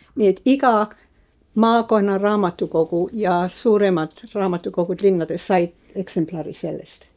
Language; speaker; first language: Estonian; early bilingual, heritage; Estonian